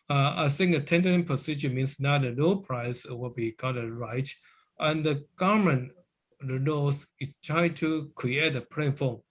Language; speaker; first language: English; non-native, learner; Chinese